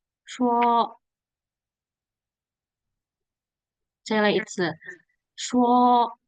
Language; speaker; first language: Chinese; non-native, fluent; Indonesian